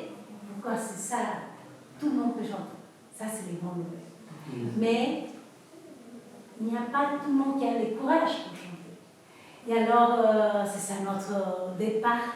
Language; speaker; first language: French; non-native, fluent; Spanish